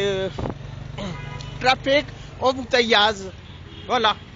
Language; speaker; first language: French; non-native, learner; Hindi